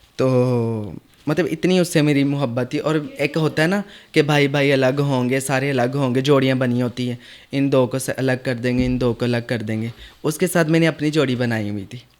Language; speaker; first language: Urdu; non-native, local second language; Punjabi